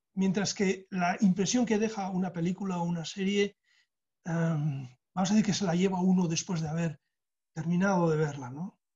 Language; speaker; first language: Spanish; native; Spanish